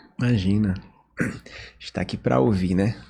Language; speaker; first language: Portuguese; native; Portuguese